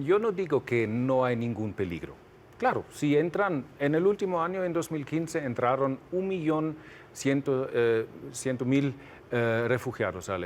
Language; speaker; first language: Spanish; non-native, fluent; German